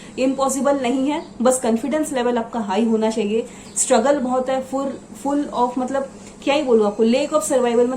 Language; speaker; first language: Hindi; non-native, local second language; Assamese